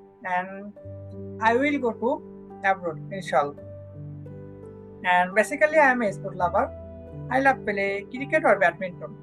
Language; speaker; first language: English; non-native, learner; Bangla